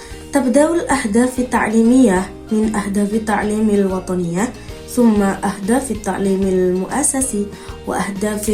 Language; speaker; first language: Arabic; non-native, learner; Indonesian